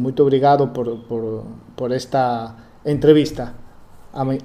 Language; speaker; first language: Portuguese; non-native, learner; Spanish